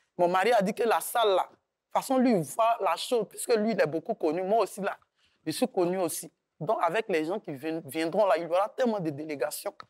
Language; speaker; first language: French; native; French